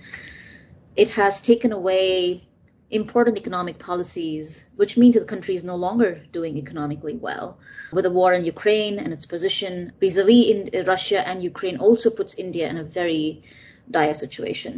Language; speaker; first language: English; non-native, local second language; Tamil